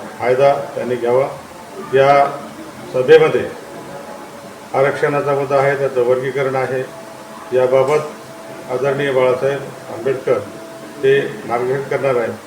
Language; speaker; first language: Marathi; native; Marathi